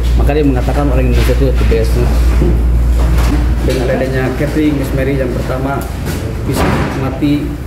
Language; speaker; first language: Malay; non-native, local second language; Sundanese